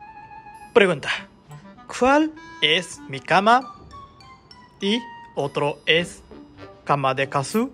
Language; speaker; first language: Spanish; non-native, learner; Japanese